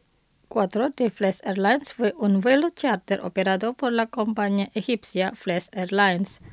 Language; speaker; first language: Spanish; non-native, fluent; Indonesian